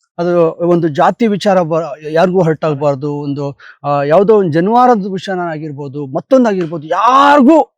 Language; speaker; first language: Kannada; native; Kannada